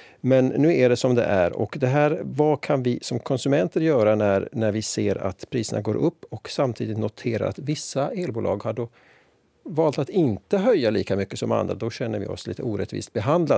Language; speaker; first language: Swedish; native; Swedish